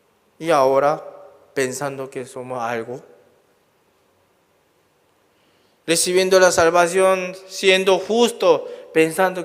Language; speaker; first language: Spanish; non-native, learner; Korean